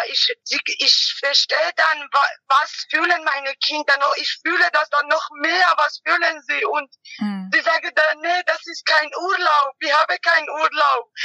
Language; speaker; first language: German; non-native, learner; Georgian